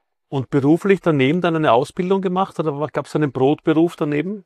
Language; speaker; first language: German; native; German